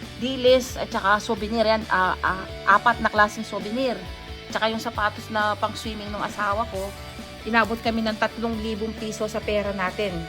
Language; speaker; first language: Filipino; non-native, local second language; Pampanga